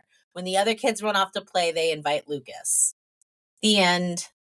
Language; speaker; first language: English; native; English